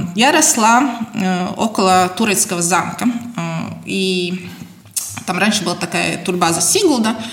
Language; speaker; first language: Russian; non-native, local second language; Latvian